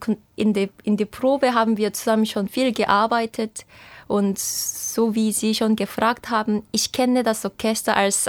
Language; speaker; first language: German; non-native, fluent; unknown